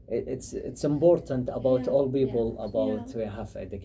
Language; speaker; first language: English; non-native, learner; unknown